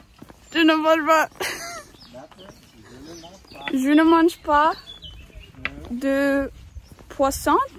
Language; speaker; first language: French; non-native, learner; English